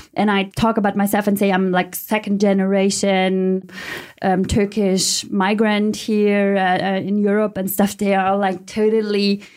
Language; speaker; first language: English; early bilingual, heritage; German